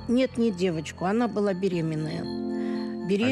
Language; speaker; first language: Russian; native; Russian